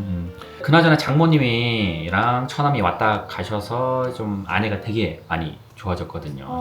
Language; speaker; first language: Korean; native; Korean